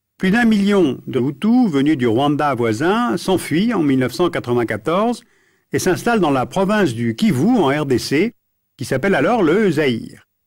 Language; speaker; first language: French; native; French